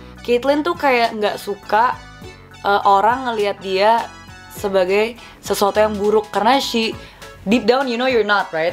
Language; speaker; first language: Indonesian; native; Indonesian